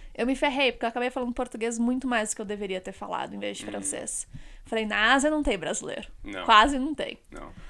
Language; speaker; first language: Portuguese; native; Portuguese